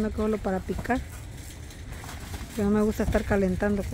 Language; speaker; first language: Spanish; native; Spanish